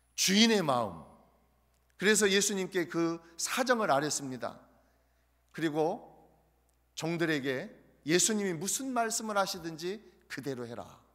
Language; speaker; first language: Korean; native; Korean